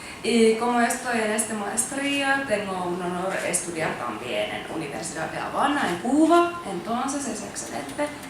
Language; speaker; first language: Spanish; non-native, learner; Finnish